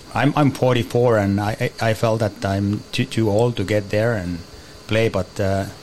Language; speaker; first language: English; non-native, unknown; Finnish